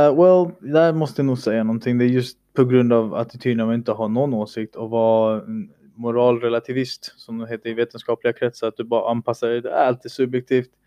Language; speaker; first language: Swedish; early bilingual, other home language; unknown